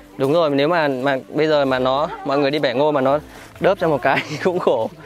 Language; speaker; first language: Vietnamese; native; Vietnamese